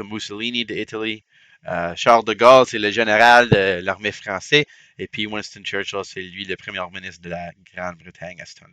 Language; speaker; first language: French; non-native, local second language; English